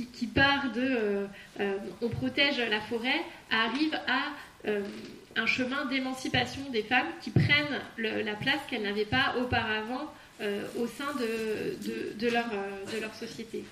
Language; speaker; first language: French; native; French